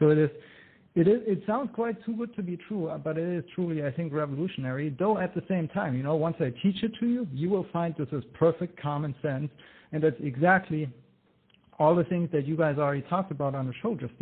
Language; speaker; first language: English; non-native, fluent; German